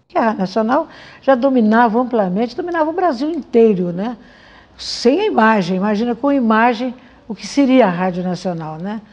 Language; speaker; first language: Portuguese; native; Portuguese